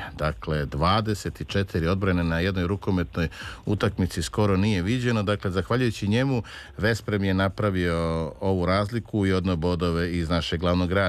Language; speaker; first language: Serbian; native; Serbian